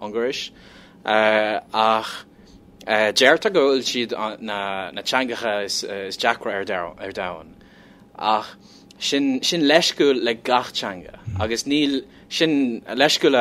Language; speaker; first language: Irish; non-native, learner; English